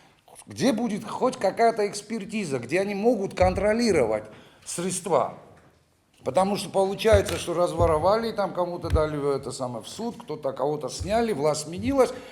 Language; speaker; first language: Russian; native; Russian